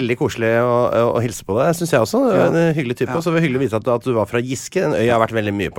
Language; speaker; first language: Norwegian; native; Norwegian